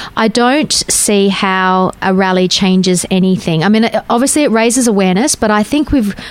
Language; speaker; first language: English; native; English